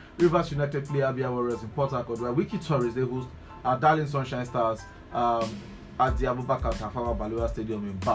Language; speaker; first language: English; non-native, local second language; Yoruba